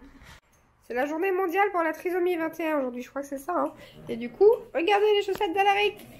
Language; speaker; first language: French; native; French